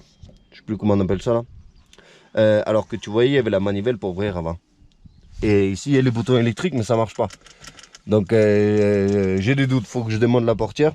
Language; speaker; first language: French; native; French